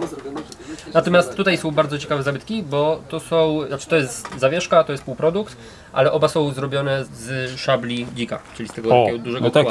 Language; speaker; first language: Polish; native; Polish